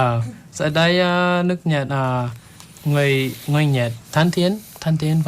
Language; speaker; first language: Vietnamese; non-native, learner; English